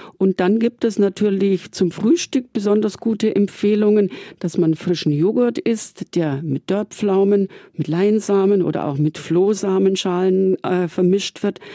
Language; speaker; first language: German; native; German